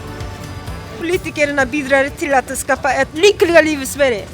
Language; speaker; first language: Swedish; non-native, learner; Korean